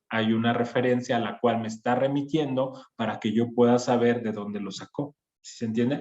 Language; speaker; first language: Spanish; native; Spanish